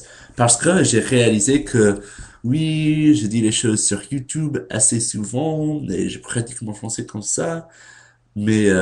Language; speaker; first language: French; non-native, learner; English